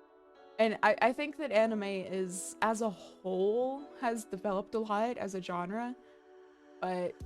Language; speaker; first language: English; native; English